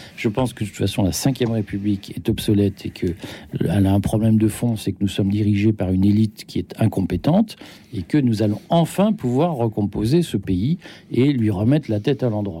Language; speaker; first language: French; native; French